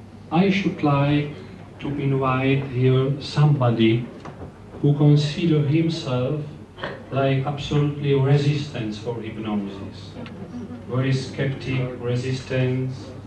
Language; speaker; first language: English; non-native, fluent; Czech